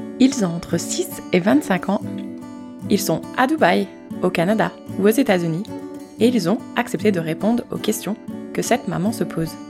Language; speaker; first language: French; native; French